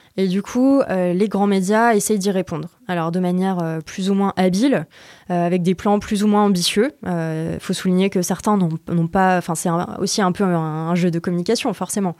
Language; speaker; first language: French; native; French